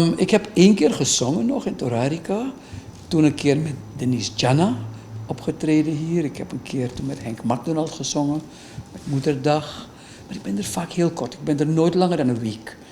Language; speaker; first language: Dutch; native; Dutch